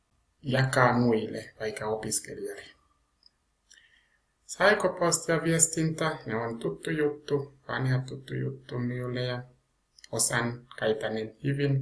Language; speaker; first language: Finnish; non-native, learner; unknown